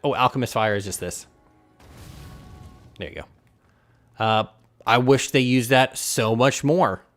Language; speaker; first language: English; native; English